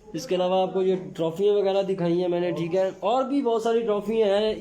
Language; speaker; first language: Urdu; non-native, local second language; Punjabi